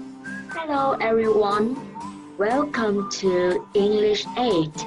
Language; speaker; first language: English; non-native, fluent; Vietnamese